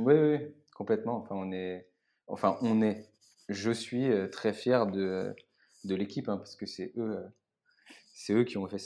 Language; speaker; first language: French; native; French